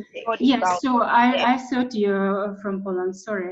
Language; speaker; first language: English; non-native, fluent; Russian